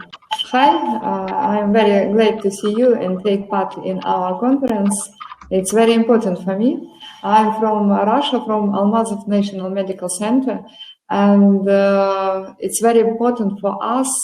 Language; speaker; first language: English; non-native, learner; Russian